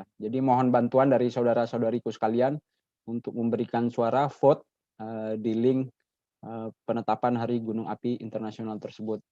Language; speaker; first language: Indonesian; native; Indonesian